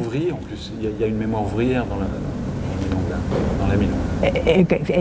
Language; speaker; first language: French; native; French